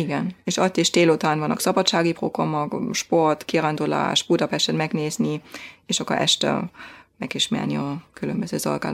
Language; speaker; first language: Hungarian; non-native, fluent; German